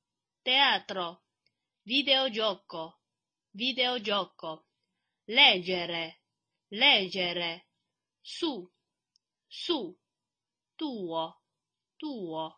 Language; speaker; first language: Italian; non-native, fluent; Chinese